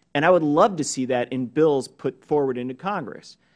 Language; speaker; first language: English; native; English